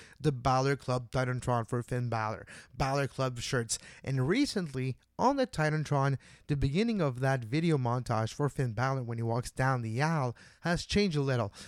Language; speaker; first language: English; non-native, local second language; French